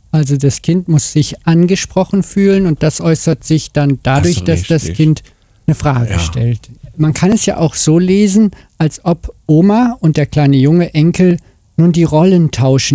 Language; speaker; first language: German; native; German